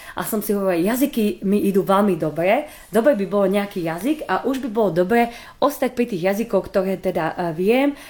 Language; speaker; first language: Slovak; native; Slovak